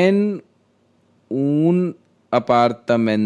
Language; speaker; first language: Spanish; non-native, learner; Hindi